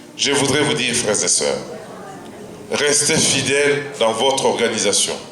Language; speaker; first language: French; non-native, local second language; Luba-Lulua